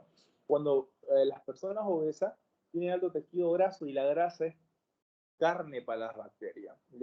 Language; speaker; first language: Spanish; native; Spanish